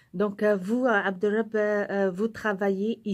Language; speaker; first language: French; non-native, local second language; Arabic